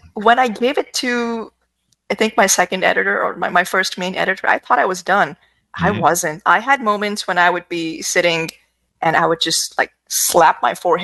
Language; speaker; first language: English; non-native, local second language; Urdu